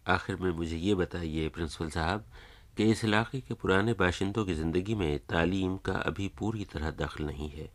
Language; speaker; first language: Urdu; native; Urdu